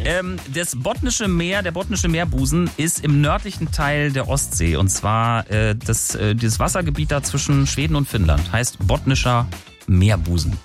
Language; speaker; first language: German; native; German